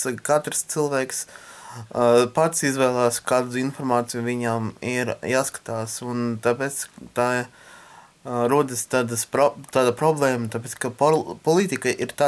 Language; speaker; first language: Latvian; non-native, local second language; Russian